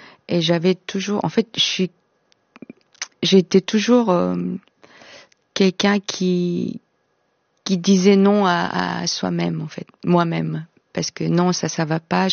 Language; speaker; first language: French; non-native, fluent; Korean